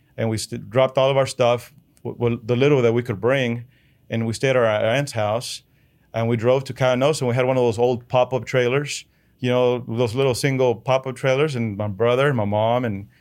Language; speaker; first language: English; early bilingual, other home language; Spanish